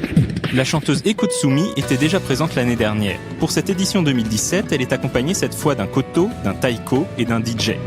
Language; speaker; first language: French; native; French